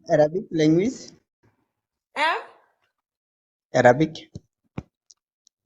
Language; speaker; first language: English; non-native, learner; Bangla